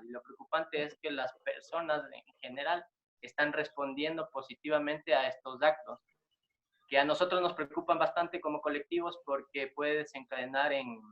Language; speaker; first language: Spanish; native; Spanish